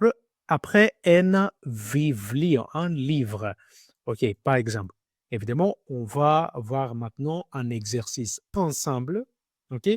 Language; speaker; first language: French; non-native, learner; Greek